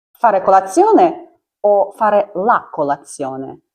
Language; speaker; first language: Italian; non-native, fluent; Ukrainian